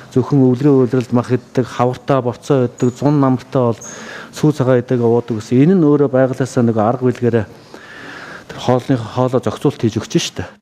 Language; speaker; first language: Mongolian; native; Mongolian